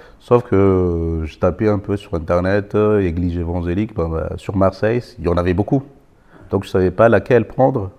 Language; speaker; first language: French; non-native, local second language; Malagasy